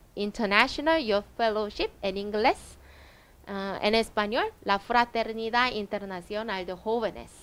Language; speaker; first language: Spanish; non-native, learner; Korean